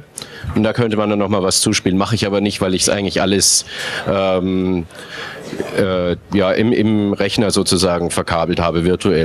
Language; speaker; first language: German; native; German